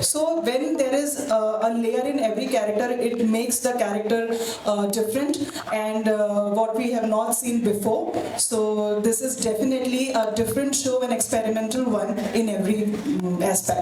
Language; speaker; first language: Hindi; native; Hindi